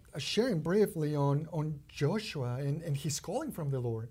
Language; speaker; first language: English; non-native, fluent; Spanish